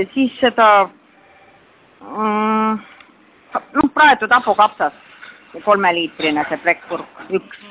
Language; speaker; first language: Estonian; non-native, local second language; Russian